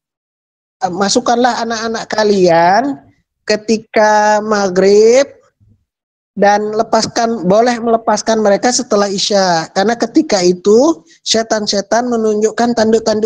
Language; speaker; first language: Indonesian; native; Indonesian